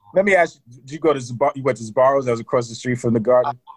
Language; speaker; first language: English; native; English